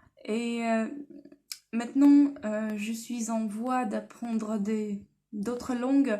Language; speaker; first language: French; non-native, learner; Russian